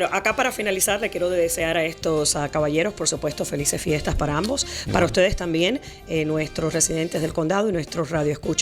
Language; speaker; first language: Spanish; native; Spanish